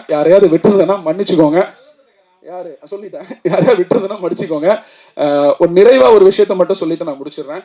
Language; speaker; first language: Tamil; native; Tamil